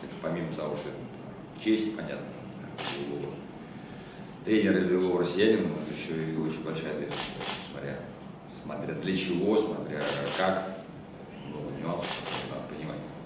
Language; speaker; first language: Russian; native; Russian